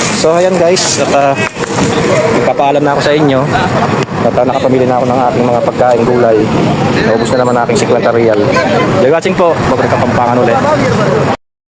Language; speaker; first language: Filipino; non-native, local second language; Pampanga